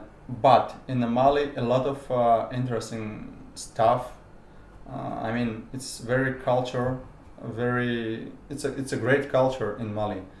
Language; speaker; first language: English; non-native, learner; Russian